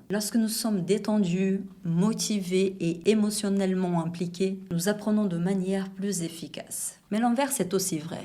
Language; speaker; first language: French; non-native, fluent; Portuguese